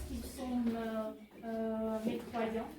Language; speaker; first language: French; non-native, learner; Ukrainian